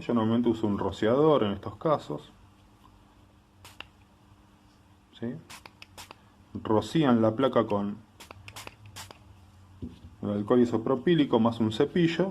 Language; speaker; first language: Spanish; native; Spanish